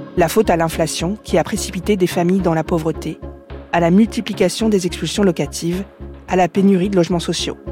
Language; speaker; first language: French; native; French